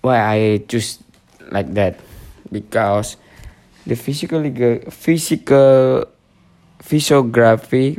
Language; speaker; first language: English; non-native, learner; Indonesian